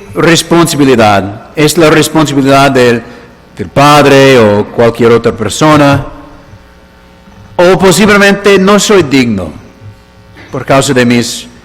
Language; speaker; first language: Spanish; non-native, fluent; English